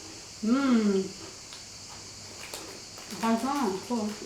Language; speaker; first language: French; native; French